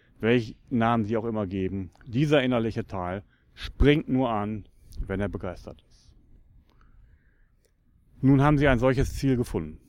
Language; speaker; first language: German; native; German